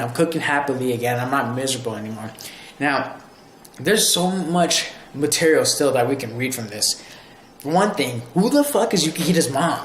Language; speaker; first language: English; native; English